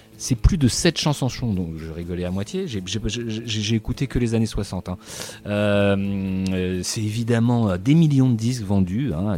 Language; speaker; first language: French; native; French